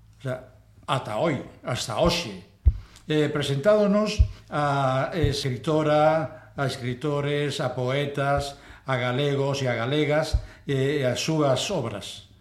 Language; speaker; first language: Galician; non-native, local second language; Spanish